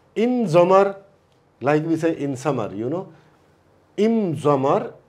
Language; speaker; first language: English; non-native, local second language; Hindi